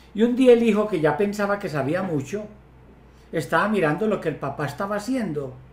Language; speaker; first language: Spanish; native; Spanish